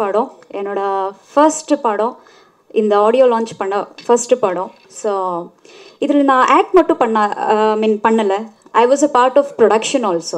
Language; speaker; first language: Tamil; non-native, local second language; Kannada